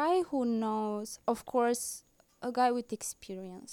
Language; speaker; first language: English; non-native, fluent; Romanian